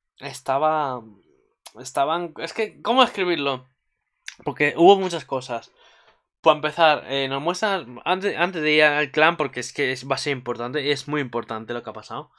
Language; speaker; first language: Spanish; native; Spanish